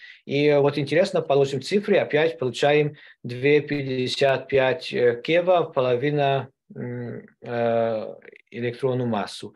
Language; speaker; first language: Russian; non-native, learner; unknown